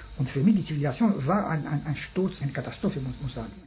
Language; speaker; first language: German; non-native, fluent; Romanian